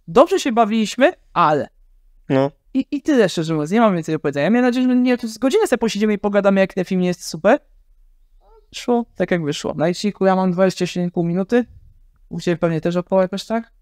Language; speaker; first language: Polish; native; Polish